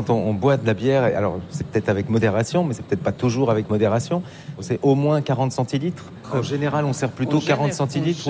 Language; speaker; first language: French; native; French